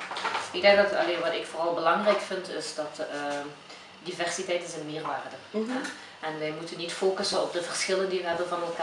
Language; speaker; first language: Dutch; early bilingual, other home language; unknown